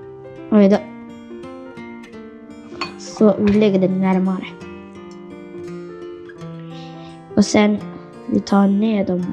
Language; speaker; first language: Swedish; non-native, fluent; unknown